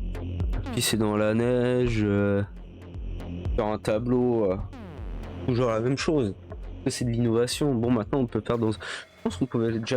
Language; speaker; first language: French; native; French